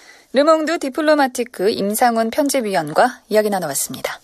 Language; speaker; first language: Korean; native; Korean